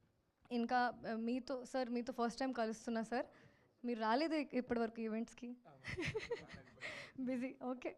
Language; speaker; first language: Telugu; non-native, learner; Hindi